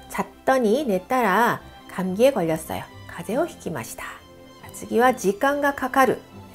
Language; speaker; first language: Japanese; non-native, fluent; Korean